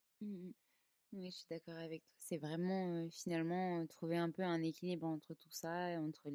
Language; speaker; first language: French; native; French